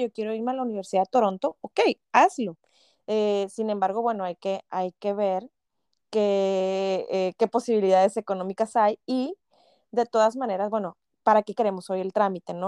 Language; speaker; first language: Spanish; native; Spanish